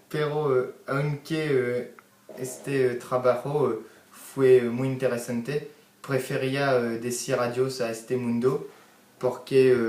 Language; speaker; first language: Spanish; non-native, learner; French